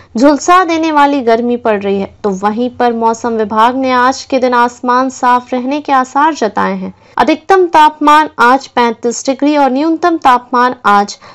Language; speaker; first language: Hindi; non-native, local second language; Marathi